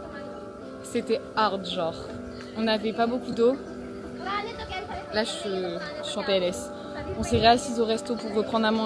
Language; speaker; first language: French; native; French